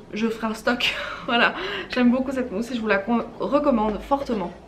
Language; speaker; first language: French; native; French